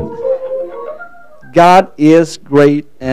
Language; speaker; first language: English; non-native, local second language; Filipino